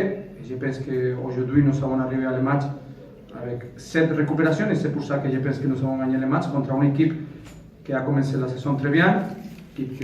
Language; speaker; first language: French; non-native, fluent; Spanish